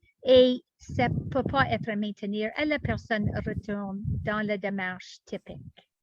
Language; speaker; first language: French; non-native, learner; English